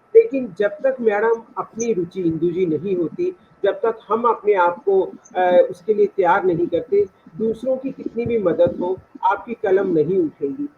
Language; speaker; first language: Hindi; native; Hindi